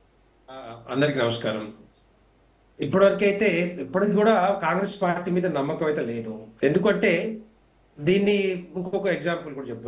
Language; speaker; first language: Telugu; native; Telugu